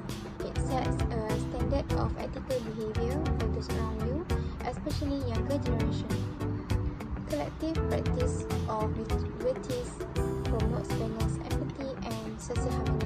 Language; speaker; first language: English; non-native, local second language; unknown